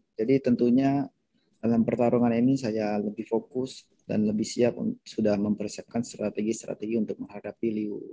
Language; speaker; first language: Indonesian; native; Indonesian